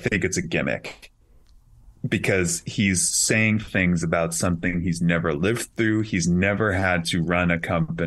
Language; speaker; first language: English; native; English